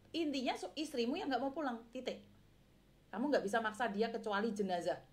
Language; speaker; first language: Indonesian; non-native, local second language; Javanese